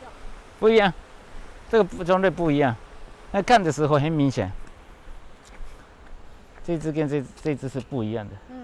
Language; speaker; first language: Chinese; non-native, fluent; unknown